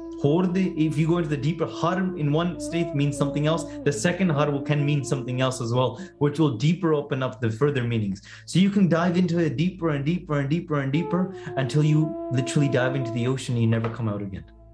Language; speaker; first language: English; early bilingual, other home language; Punjabi